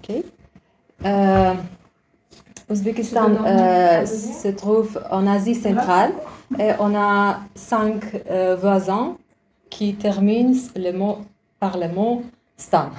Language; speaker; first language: French; non-native, learner; Uzbek